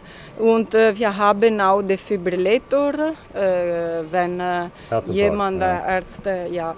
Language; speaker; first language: German; non-native, learner; Italian